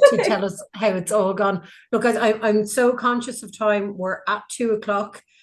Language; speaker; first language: English; native; English